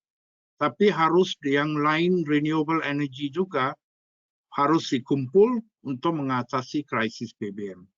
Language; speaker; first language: Indonesian; non-native, fluent; English